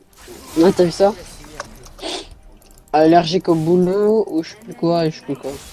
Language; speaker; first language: French; native; French